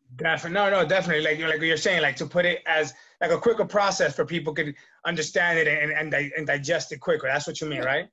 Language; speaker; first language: English; early bilingual, other home language; Spanish